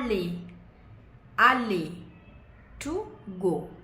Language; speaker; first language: English; non-native, fluent; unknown